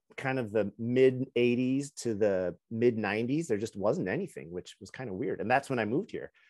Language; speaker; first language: English; native; English